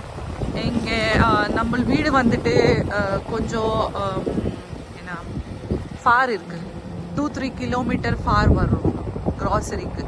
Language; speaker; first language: Tamil; non-native, local second language; Urdu